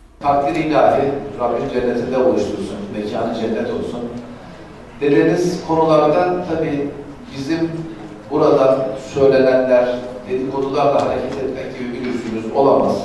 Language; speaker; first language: Turkish; native; Turkish